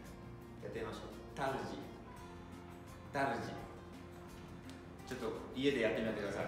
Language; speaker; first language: Japanese; non-native, fluent; Portuguese